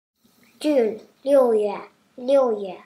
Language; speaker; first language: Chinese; early bilingual, heritage; Chinese